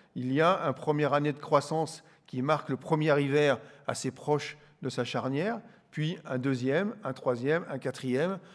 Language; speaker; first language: French; native; French